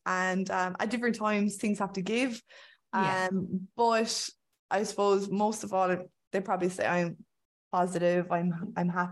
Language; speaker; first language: English; native; English